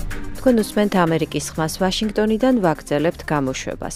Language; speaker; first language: Georgian; native; Georgian